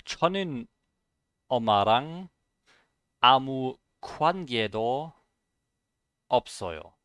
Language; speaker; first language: Korean; non-native, learner; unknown